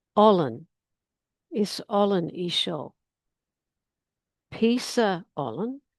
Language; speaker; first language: Irish; non-native, learner; English